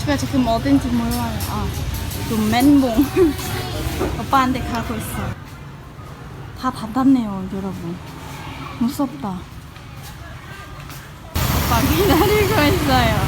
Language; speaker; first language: Korean; non-native, learner; Khmer